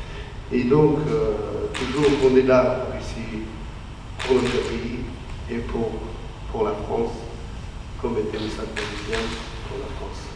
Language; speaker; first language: French; non-native, fluent; Armenian